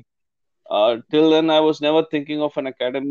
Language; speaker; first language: English; non-native, local second language; Tamil